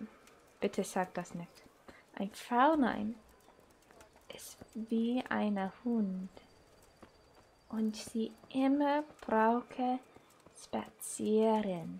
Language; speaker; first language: German; non-native, learner; Dutch